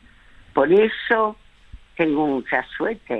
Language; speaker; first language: Spanish; early bilingual, other home language; French